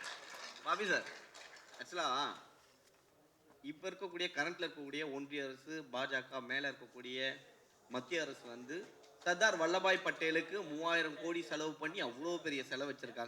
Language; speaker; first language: Tamil; native; Tamil